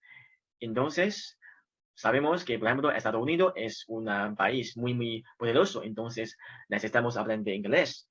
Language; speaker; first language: Spanish; non-native, fluent; Chinese